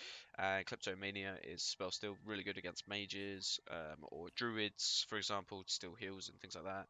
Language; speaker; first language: English; native; English